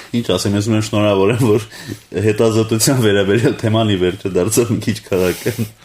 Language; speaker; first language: Armenian; native; Armenian